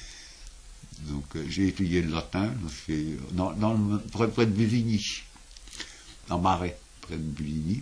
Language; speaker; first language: French; native; French